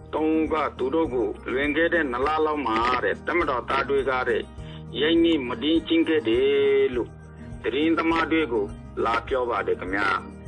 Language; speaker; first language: Burmese; non-native, local second language; Rohingya